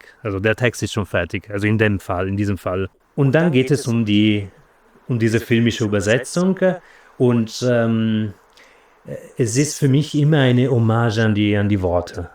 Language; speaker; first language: German; non-native, fluent; Italian